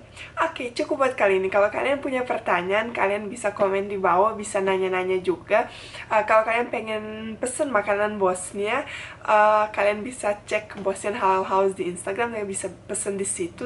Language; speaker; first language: Indonesian; non-native, fluent; Bosnian